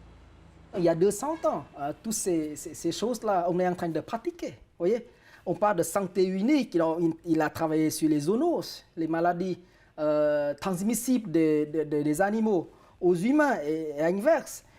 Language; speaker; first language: French; non-native, fluent; Vietnamese